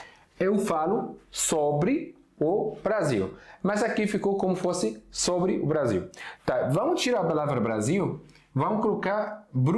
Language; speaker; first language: Portuguese; non-native, fluent; Arabic